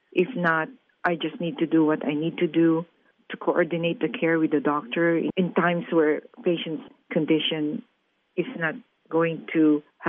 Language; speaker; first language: English; non-native, local second language; Filipino